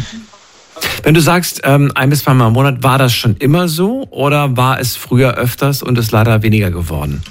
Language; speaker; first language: German; native; German